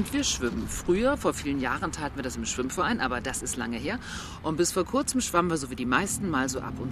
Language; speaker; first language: German; native; German